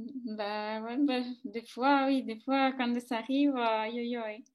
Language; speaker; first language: French; non-native, fluent; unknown